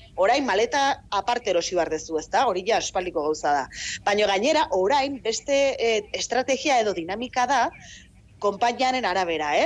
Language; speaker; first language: Basque; native; Basque